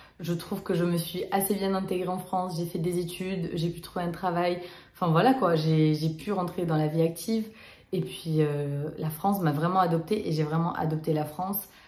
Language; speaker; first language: French; early bilingual, other home language; Romanian